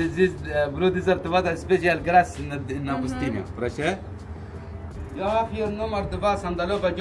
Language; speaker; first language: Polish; non-native, learner; Arabic